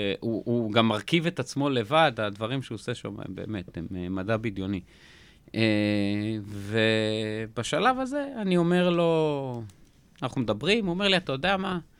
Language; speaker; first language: Hebrew; native; Hebrew